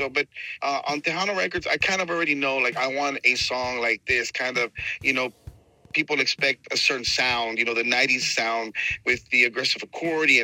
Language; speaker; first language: English; early bilingual, other home language; Spanish